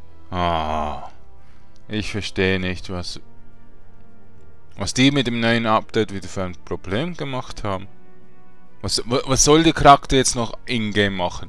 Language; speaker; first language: German; native; German